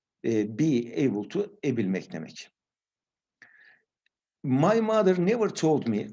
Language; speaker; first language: English; non-native, fluent; Turkish